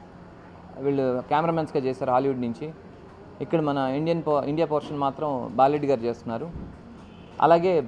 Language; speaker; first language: Telugu; native; Telugu